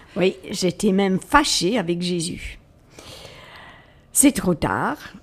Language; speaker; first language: French; native; French